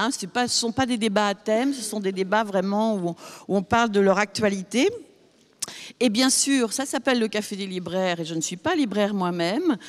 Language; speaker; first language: French; native; French